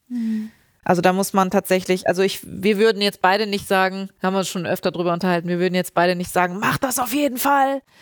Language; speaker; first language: German; native; German